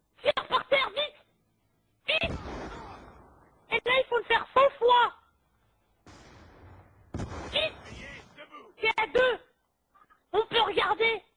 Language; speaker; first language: French; native; French